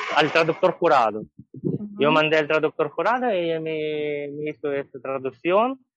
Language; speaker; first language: Spanish; non-native, fluent; Ukrainian